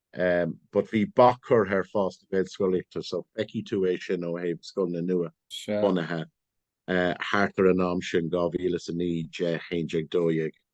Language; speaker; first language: Irish; non-native, local second language; English